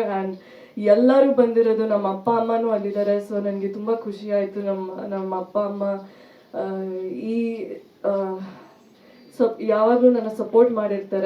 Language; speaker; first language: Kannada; early bilingual, heritage; Kannada